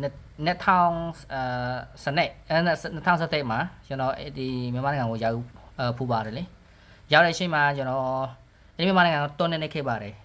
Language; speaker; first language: Burmese; non-native, learner; Khmer